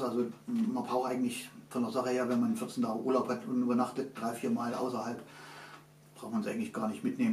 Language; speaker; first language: German; native; German